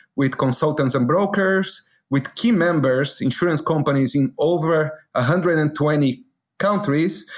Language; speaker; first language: English; non-native, fluent; Portuguese